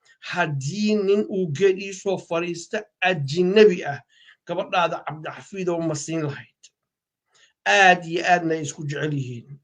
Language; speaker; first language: Somali; native; Somali